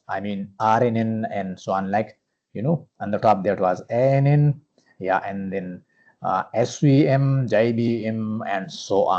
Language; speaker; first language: English; non-native, fluent; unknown